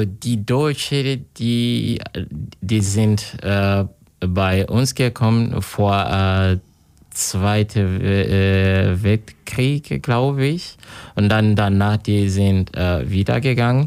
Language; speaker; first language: German; non-native, learner; Kinyarwanda